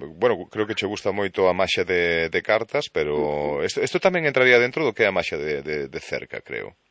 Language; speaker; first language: Galician; native; Galician